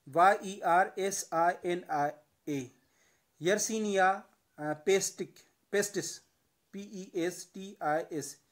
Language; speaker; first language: Urdu; non-native, local second language; Sindhi